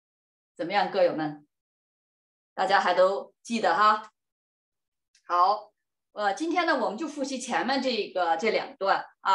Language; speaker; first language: Chinese; native; Chinese